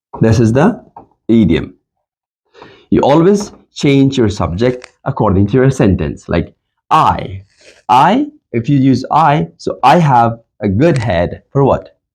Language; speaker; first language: English; non-native, fluent; Persian